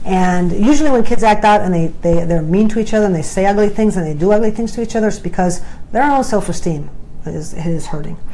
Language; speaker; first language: English; native; English